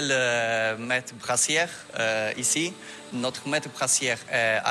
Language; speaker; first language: French; non-native, learner; Polish